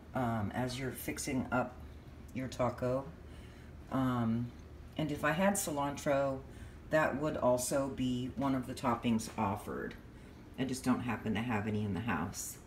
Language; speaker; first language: English; native; English